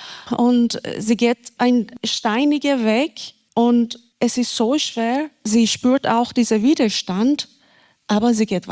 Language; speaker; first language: German; non-native, learner; Persian